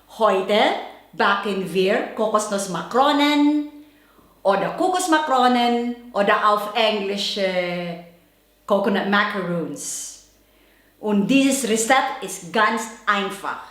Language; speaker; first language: German; non-native, learner; Filipino